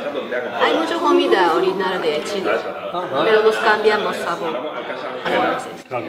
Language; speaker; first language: Spanish; non-native, learner; Japanese